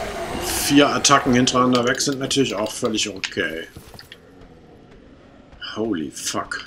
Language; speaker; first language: German; native; German